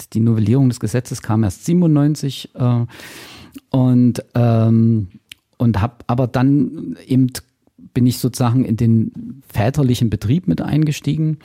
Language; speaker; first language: German; native; German